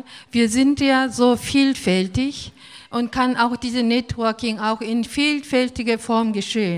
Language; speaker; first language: German; non-native, fluent; Korean